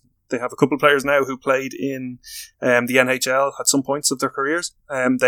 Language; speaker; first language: English; native; English